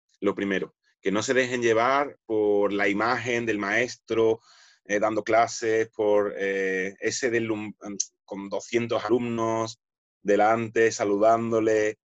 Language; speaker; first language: Spanish; native; Spanish